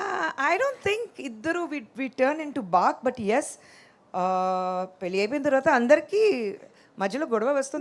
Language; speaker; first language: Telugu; non-native, local second language; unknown